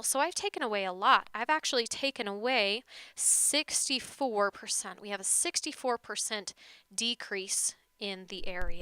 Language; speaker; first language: English; native; English